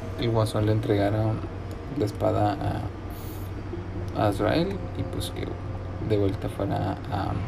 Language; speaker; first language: Spanish; native; Spanish